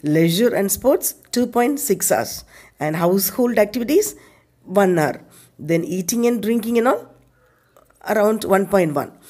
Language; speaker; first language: English; non-native, local second language; Tamil